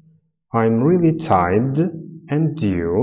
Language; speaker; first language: English; non-native, fluent; Uzbek